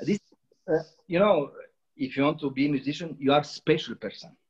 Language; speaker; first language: English; non-native, learner; Romanian